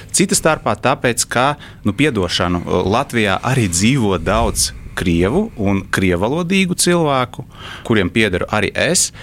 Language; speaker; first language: Latvian; non-native, local second language; Russian